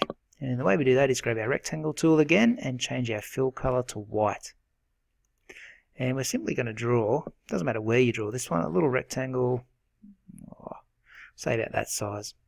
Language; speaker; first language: English; native; English